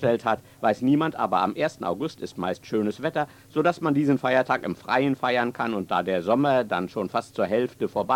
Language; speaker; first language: German; native; German